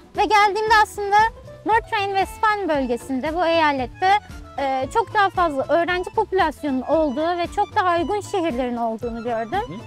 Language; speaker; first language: Turkish; native; Turkish